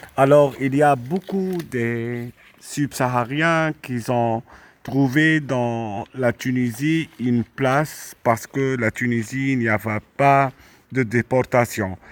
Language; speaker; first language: French; non-native, local second language; Arabic